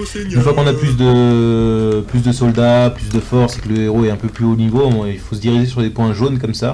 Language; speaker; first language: French; native; French